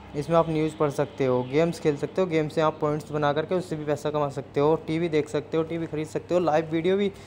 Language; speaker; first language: Hindi; native; Hindi